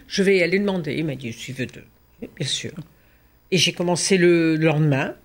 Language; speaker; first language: French; native; French